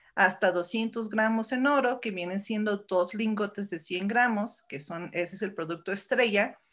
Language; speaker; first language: Spanish; early bilingual, heritage; Spanish